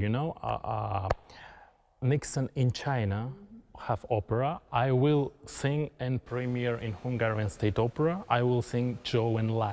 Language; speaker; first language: English; non-native, learner; Kazakh